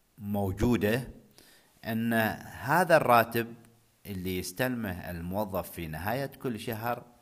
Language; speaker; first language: Arabic; native; Arabic